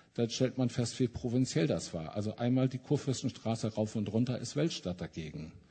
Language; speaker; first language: German; native; German